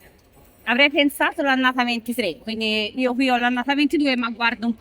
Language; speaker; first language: Italian; native; Italian